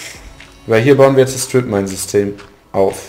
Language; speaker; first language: German; native; German